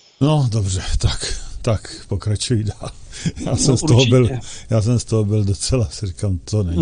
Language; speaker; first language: Czech; native; Czech